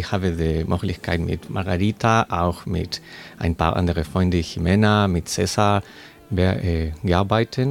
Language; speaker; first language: German; non-native, learner; Spanish